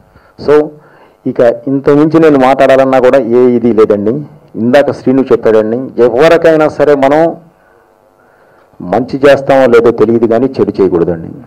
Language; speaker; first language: Telugu; native; Telugu